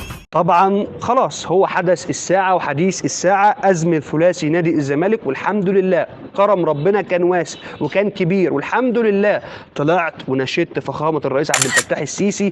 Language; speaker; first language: Arabic; native; Arabic